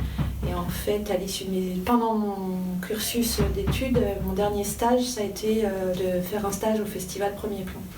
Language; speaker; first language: French; native; French